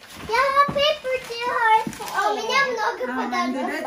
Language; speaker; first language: Russian; early bilingual, heritage; Russian